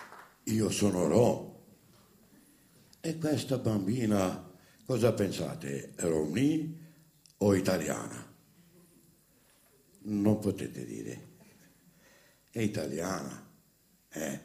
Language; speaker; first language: Italian; non-native, fluent; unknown